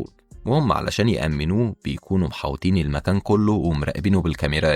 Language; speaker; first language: Arabic; native; Arabic